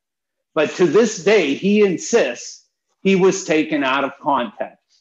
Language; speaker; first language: English; native; English